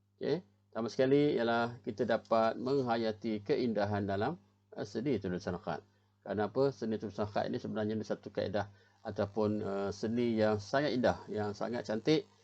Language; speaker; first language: Malay; native; Malay